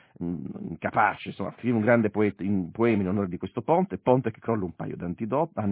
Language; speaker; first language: Italian; native; Italian